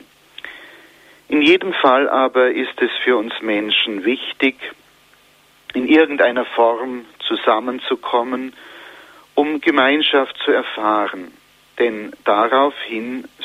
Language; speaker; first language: German; native; German